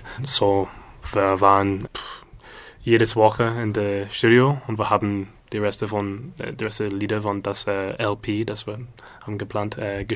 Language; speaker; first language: German; non-native, learner; English